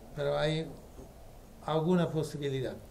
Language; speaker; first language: Spanish; non-native, fluent; English